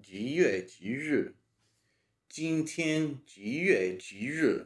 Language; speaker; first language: Chinese; non-native, learner; English